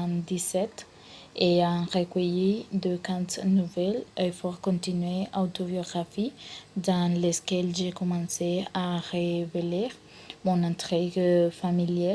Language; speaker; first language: French; non-native, learner; Spanish